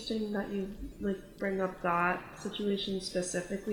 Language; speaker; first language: English; native; English